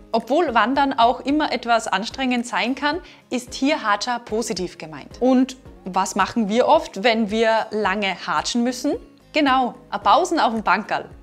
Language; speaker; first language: German; native; German